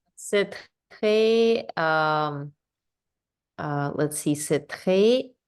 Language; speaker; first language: French; non-native, learner; English